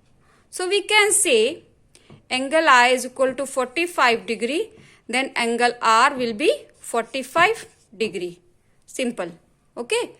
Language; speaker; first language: English; non-native, local second language; Hindi